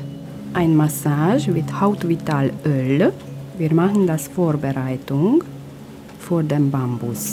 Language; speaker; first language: German; non-native, learner; Hungarian